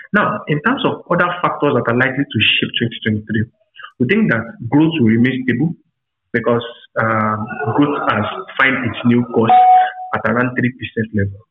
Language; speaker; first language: English; non-native, local second language; Yoruba